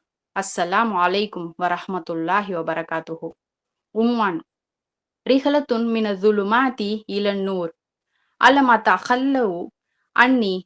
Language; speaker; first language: Arabic; non-native, learner; Tamil